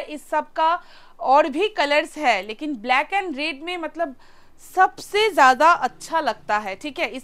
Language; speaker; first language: Hindi; non-native, local second language; Bangla